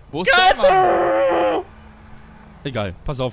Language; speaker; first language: German; native; German